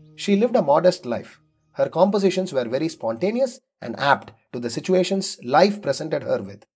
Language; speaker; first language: English; non-native, local second language; Tamil